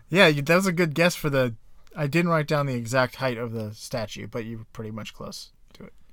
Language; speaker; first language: English; native; English